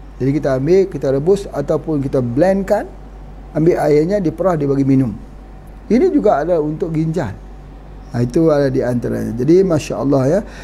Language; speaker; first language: Malay; native; Malay